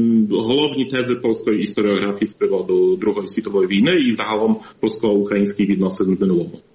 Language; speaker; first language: Polish; non-native, learner; Ukrainian